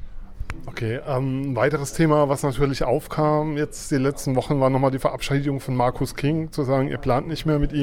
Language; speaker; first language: German; native; German